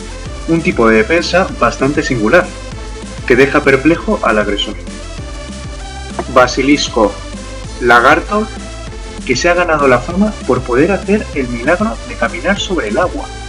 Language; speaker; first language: Spanish; native; Spanish